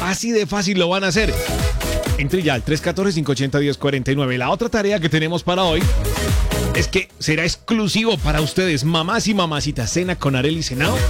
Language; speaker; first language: Spanish; native; Spanish